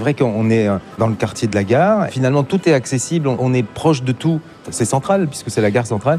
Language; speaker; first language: French; native; French